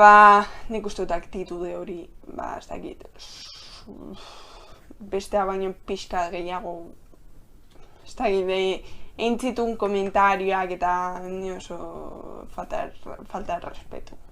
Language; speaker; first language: Basque; non-native, local second language; Spanish